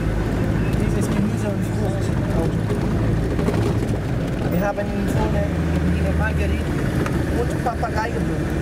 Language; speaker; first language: German; non-native, learner; Portuguese